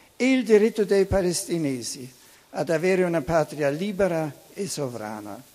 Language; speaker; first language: Italian; non-native, fluent; German